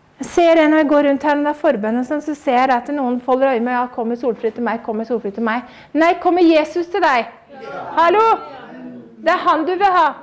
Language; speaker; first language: Norwegian; native; Norwegian